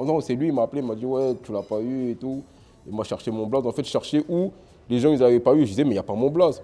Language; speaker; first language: French; native; French